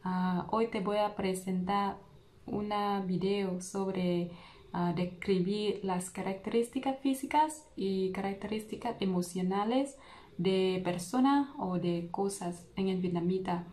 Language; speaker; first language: Spanish; non-native, learner; Vietnamese